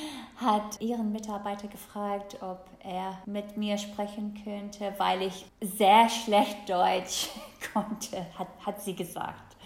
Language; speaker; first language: German; non-native, fluent; English